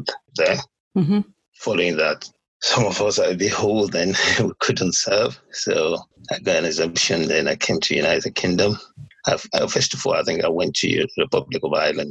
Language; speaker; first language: English; non-native, local second language; Yoruba